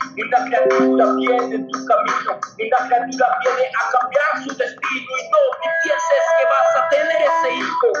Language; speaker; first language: Spanish; native; Spanish